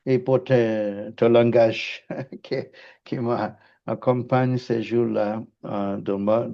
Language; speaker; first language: French; non-native, fluent; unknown